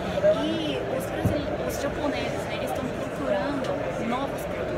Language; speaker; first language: Portuguese; non-native, learner; Japanese